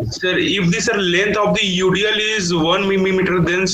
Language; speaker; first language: English; non-native, learner; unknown